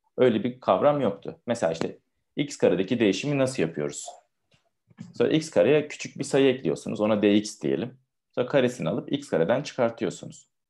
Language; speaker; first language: Turkish; native; Turkish